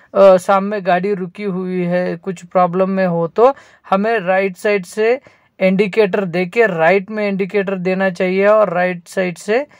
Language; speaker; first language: Hindi; non-native, local second language; Marathi